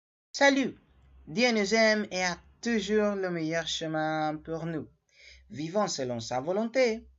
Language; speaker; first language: French; non-native, learner; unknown